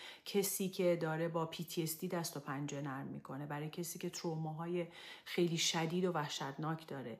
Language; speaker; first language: Persian; native; Persian